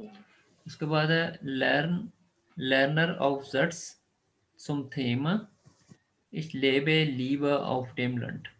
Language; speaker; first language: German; non-native, fluent; Urdu